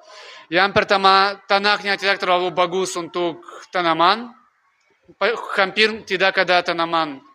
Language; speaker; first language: Indonesian; non-native, learner; Russian